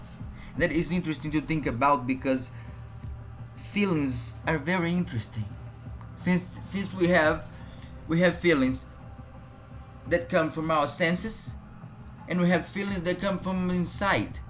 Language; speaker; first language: English; non-native, fluent; Portuguese